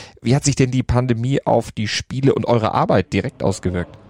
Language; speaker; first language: German; native; German